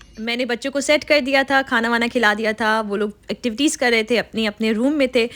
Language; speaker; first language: Urdu; native; Urdu